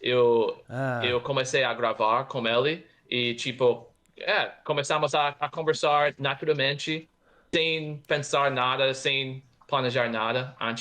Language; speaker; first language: Portuguese; non-native, fluent; English